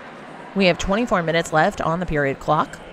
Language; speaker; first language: English; native; English